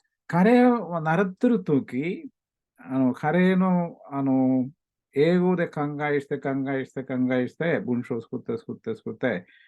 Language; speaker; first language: Japanese; non-native, learner; Malayalam